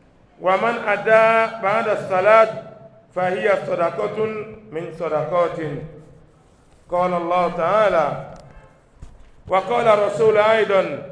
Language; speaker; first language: Arabic; non-native, fluent; Yoruba